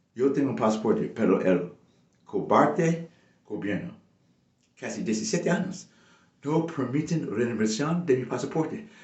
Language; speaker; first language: Spanish; non-native, local second language; English